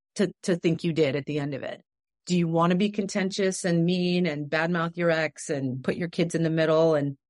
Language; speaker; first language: English; native; English